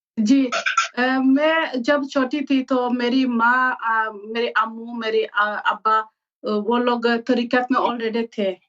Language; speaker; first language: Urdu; non-native, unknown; Bangla